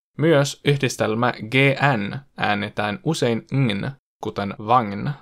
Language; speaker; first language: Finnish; non-native, fluent; Swedish